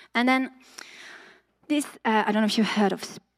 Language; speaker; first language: English; non-native, fluent; French